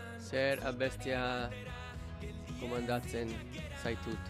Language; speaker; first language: Basque; non-native, learner; English